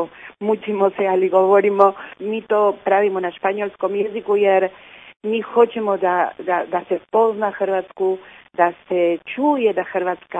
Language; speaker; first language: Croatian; early bilingual, heritage; Croatian